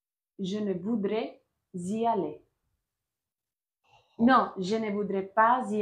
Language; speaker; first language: French; non-native, learner; Spanish